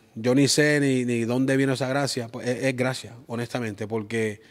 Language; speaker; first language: Spanish; early bilingual, heritage; Spanish